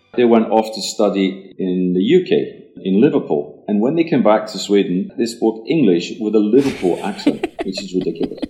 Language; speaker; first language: English; native; English